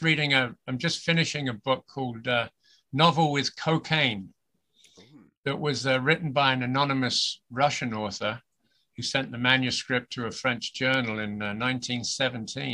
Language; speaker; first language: English; native; English